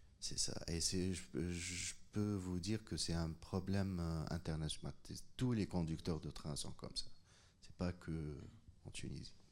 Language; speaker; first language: French; non-native, local second language; Arabic